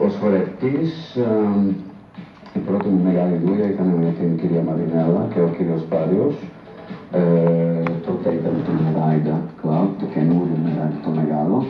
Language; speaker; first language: Greek; non-native, fluent; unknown